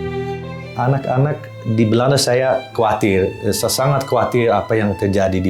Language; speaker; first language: Indonesian; non-native, fluent; Dutch